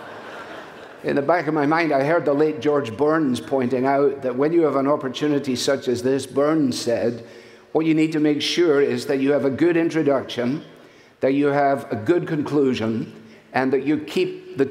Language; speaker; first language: English; native; English